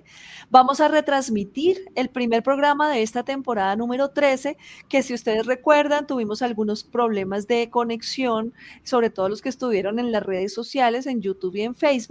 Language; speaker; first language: Spanish; native; Spanish